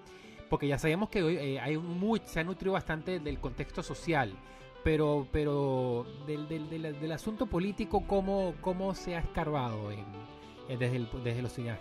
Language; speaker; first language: Spanish; native; Spanish